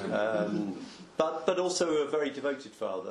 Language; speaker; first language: English; native; English